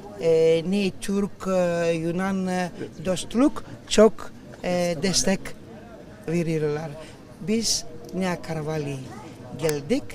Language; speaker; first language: Turkish; non-native, learner; Greek